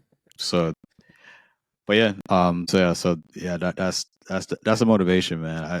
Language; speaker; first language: English; native; English